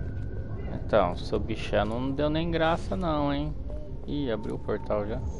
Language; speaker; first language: Portuguese; native; Portuguese